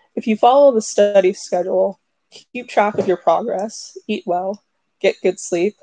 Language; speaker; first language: English; native; English